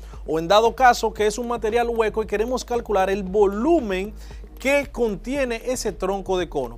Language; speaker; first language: Spanish; native; Spanish